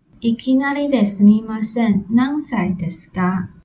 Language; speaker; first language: Japanese; non-native, learner; Chinese